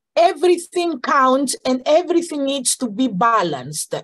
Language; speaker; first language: English; non-native, fluent; Greek